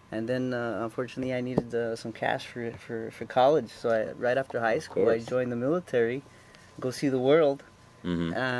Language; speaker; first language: English; native; English